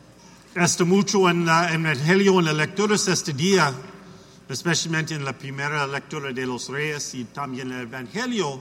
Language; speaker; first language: Spanish; non-native, learner; English